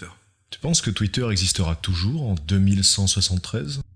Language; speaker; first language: French; native; French